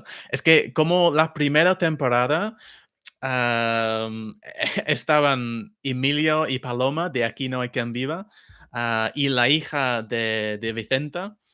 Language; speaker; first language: Spanish; non-native, fluent; English